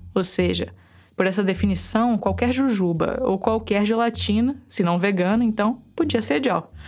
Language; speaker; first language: Portuguese; native; Portuguese